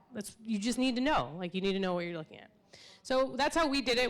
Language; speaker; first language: English; native; English